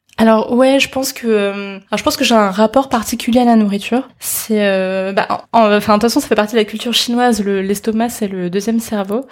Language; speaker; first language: French; early bilingual, other home language; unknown